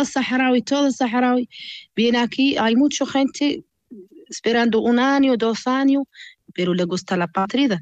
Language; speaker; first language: Spanish; non-native, learner; Arabic